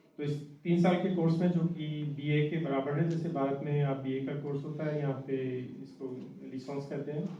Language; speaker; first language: Hindi; native; Hindi